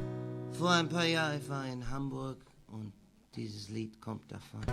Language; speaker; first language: German; non-native, learner; English